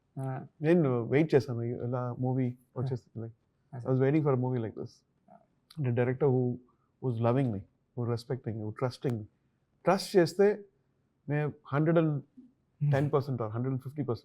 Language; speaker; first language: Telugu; non-native, learner; Tamil